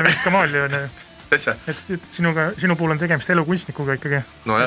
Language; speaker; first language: Estonian; native; Estonian